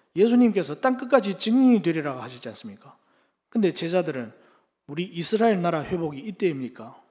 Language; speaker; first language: Korean; early bilingual, heritage; Korean